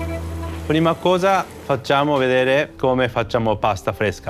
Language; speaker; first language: Italian; non-native, learner; Japanese